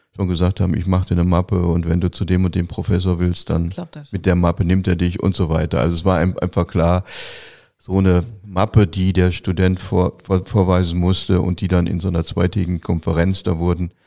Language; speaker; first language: German; native; German